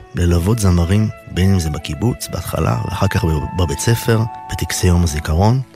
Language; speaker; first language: Hebrew; native; Hebrew